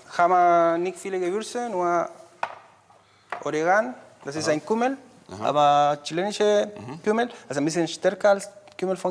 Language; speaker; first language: German; non-native, learner; Spanish